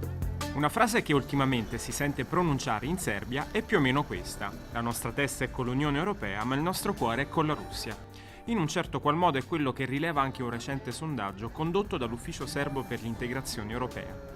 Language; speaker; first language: Italian; native; Italian